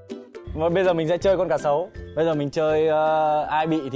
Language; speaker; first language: Vietnamese; native; Vietnamese